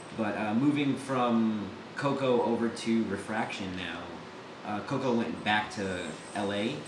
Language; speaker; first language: English; native; English